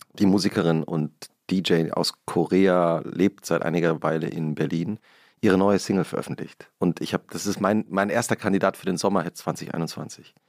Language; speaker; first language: German; native; German